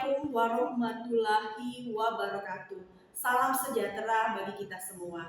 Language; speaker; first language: Indonesian; native; Indonesian